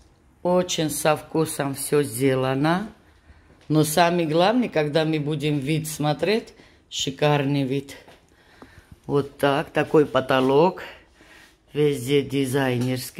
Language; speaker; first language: Russian; non-native, fluent; Georgian